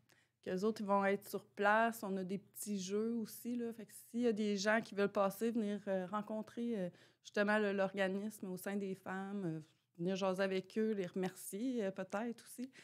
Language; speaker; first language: French; native; French